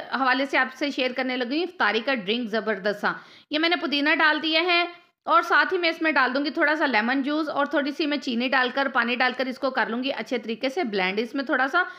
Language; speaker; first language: Urdu; native; Urdu